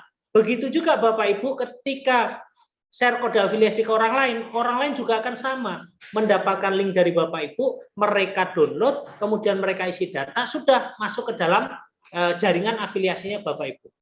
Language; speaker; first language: Indonesian; non-native, local second language; Javanese